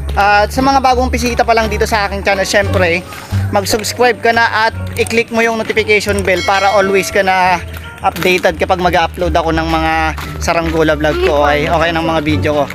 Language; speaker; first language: Filipino; non-native, local second language; Iloko